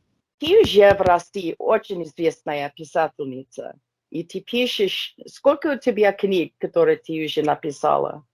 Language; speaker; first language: Russian; non-native, learner; English